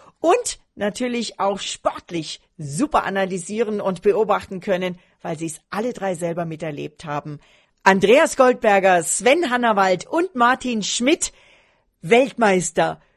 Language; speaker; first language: German; native; German